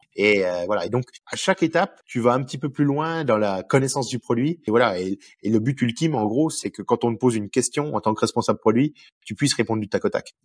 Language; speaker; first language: French; native; French